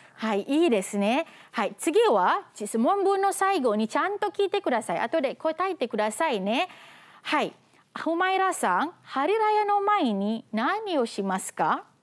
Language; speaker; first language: Japanese; non-native, fluent; Malay